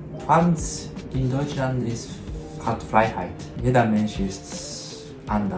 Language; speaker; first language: German; non-native, learner; Japanese